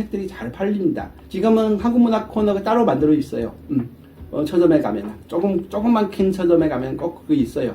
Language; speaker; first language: Korean; non-native, fluent; Chinese